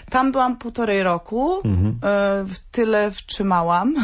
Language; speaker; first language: Polish; non-native, fluent; Norwegian